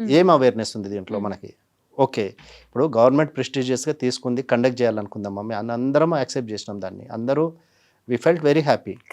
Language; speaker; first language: Telugu; native; Telugu